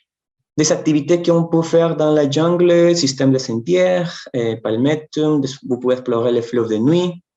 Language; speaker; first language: French; non-native, fluent; Spanish